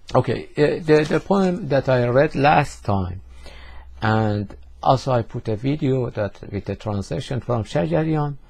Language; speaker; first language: English; non-native, fluent; Persian